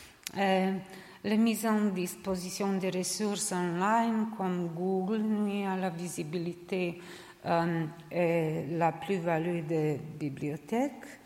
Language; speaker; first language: French; non-native, learner; Serbian